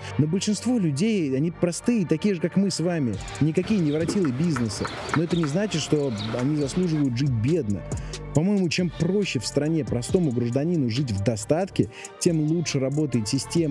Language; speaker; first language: Russian; native; Russian